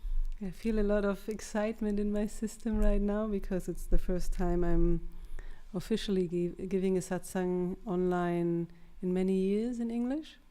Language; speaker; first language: English; non-native, fluent; German